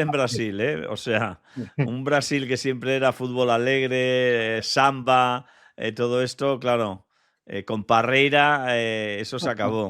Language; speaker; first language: Spanish; native; Spanish